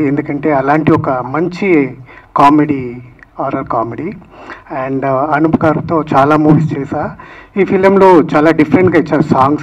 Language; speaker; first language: Telugu; non-native, learner; Tamil